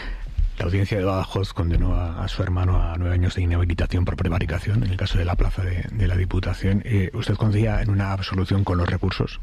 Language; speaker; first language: Spanish; native; Spanish